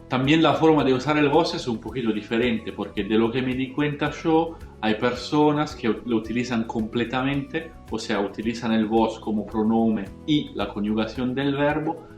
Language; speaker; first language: Spanish; non-native, fluent; Italian